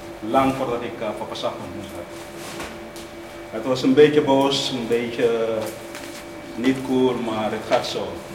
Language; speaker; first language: Dutch; non-native, fluent; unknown